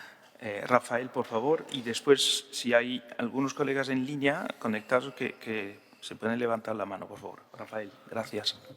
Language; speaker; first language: Spanish; non-native, fluent; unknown